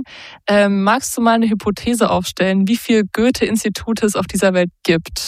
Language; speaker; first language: German; native; German